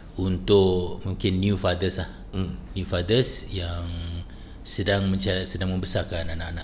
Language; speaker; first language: Malay; native; Malay